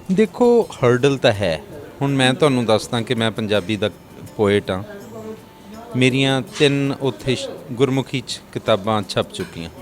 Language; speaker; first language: Punjabi; native; Punjabi